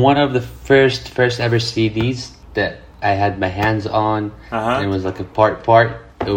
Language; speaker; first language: English; non-native, fluent; Arabic